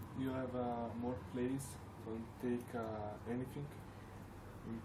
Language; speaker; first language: English; non-native, learner; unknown